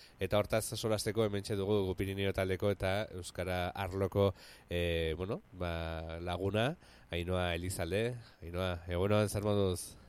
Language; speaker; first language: Basque; native; Basque